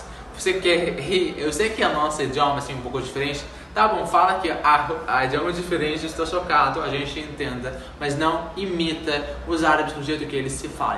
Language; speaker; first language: Portuguese; non-native, fluent; Arabic